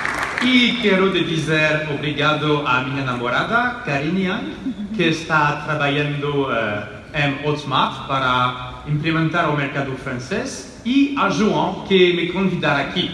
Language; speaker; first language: Portuguese; non-native, learner; French